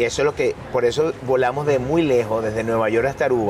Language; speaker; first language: Spanish; native; Spanish